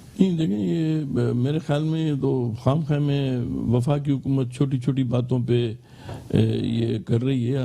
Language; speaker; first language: Urdu; non-native, local second language; Sindhi